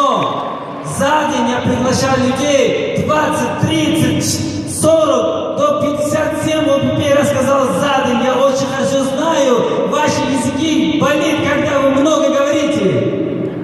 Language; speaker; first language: Russian; non-native, local second language; Tajik